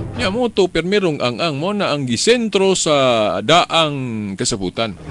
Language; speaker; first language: Cebuano; native; Cebuano